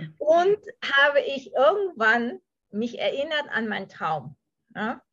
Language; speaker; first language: German; non-native, fluent; Spanish